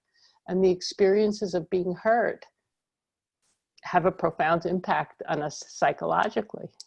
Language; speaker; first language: English; native; English